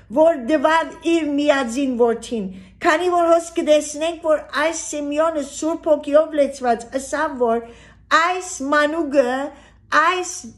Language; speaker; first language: Armenian; early bilingual, heritage; Armenian